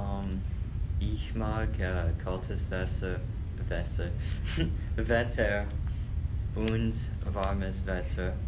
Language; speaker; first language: German; non-native, learner; English